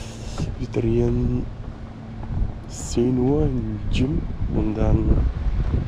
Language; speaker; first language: German; non-native, learner; Danish